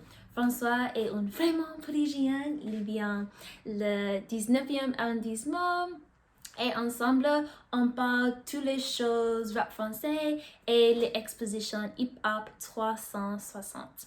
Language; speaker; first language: French; non-native, learner; English